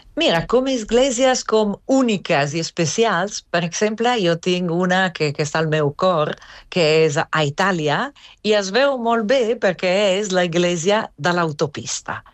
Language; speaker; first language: Catalan; non-native, fluent; Italian